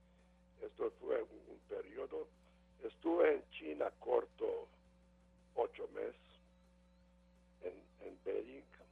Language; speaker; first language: Spanish; non-native, learner; Serbian